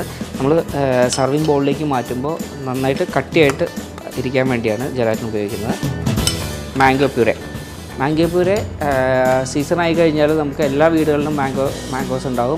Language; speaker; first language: Malayalam; native; Malayalam